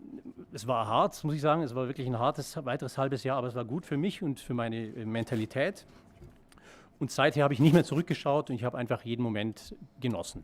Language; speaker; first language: German; native; German